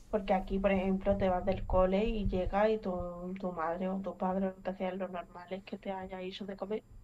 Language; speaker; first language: Spanish; early bilingual, other home language; English